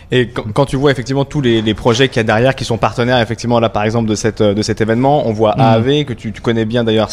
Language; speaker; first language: French; native; French